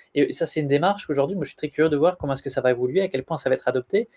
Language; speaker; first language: French; native; French